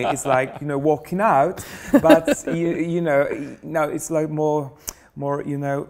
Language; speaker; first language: English; non-native, fluent; Polish